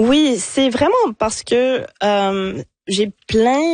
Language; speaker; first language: French; non-native, local second language; English